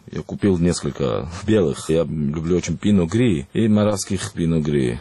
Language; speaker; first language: Russian; non-native, local second language; Georgian